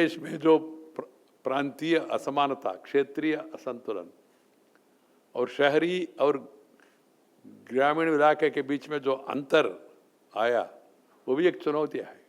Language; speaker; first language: Hindi; non-native, local second language; Telugu